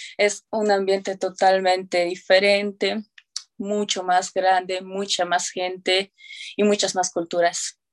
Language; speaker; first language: Spanish; native; Spanish